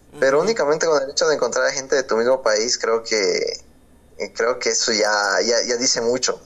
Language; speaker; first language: Spanish; native; Spanish